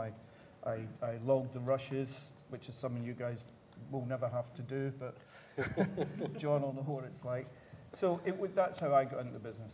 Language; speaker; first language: English; native; English